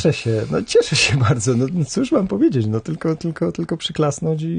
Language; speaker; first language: Polish; native; Polish